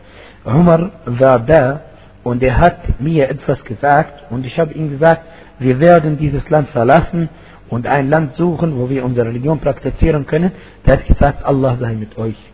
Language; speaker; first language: German; non-native, fluent; Arabic